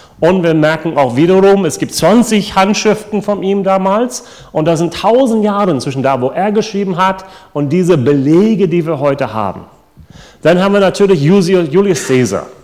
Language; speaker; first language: German; non-native, fluent; English